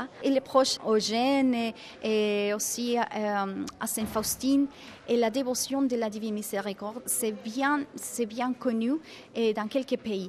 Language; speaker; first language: French; non-native, fluent; Spanish